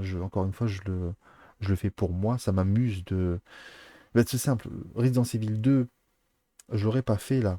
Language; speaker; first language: French; native; French